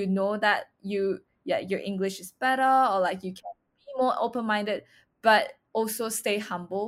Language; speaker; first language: English; non-native, local second language; Chinese